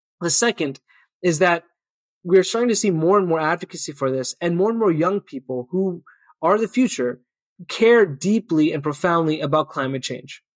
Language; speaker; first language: English; early bilingual, other home language; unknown